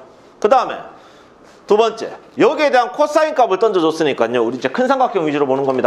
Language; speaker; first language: Korean; native; Korean